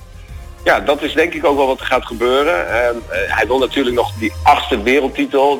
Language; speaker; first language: Dutch; native; Dutch